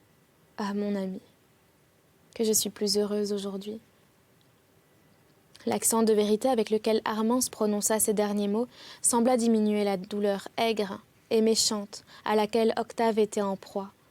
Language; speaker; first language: French; native; French